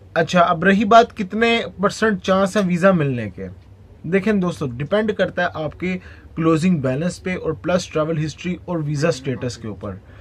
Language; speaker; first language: Urdu; non-native, local second language; Punjabi